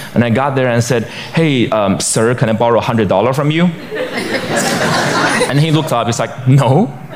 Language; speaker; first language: English; non-native, fluent; Chinese